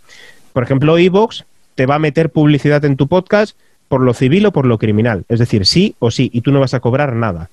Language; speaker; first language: Spanish; native; Spanish